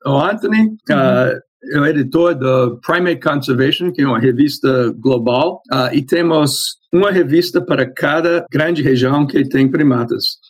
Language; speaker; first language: Portuguese; non-native, fluent; English